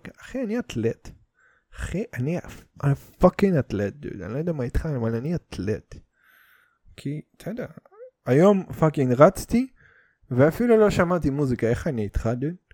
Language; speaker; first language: Hebrew; early bilingual, other home language; Russian